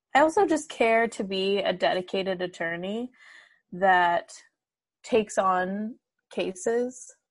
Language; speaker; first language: English; native; English